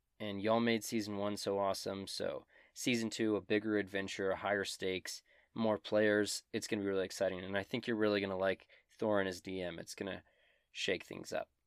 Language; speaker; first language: English; native; English